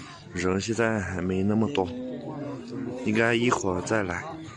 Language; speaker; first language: Chinese; non-native, local second language; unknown